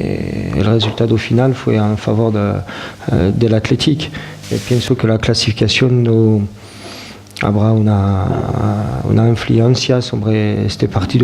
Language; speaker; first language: Spanish; non-native, fluent; French